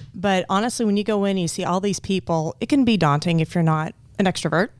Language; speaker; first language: English; native; English